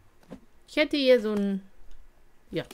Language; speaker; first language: German; native; German